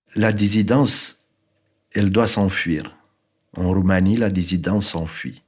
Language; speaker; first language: French; non-native, fluent; Romanian